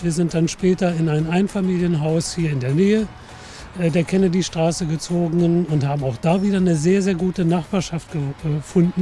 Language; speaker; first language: German; native; German